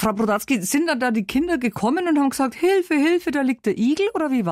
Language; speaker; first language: German; native; German